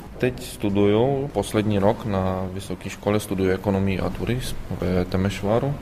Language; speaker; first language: Czech; early bilingual, heritage; Czech